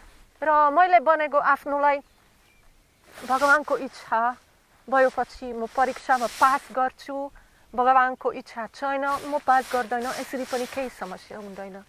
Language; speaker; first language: Nepali; non-native, learner; Slovak